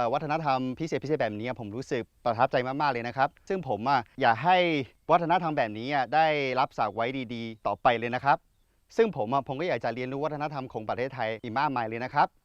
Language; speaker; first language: Thai; non-native, fluent; Chinese